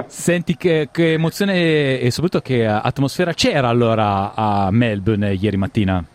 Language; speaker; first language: Italian; native; Italian